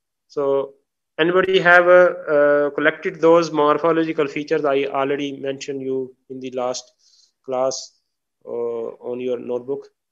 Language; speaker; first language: English; non-native, local second language; Urdu